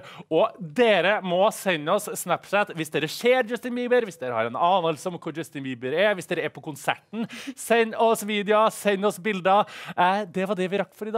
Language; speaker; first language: Norwegian; native; Norwegian